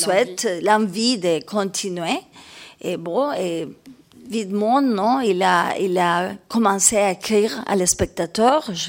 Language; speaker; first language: French; non-native, learner; Spanish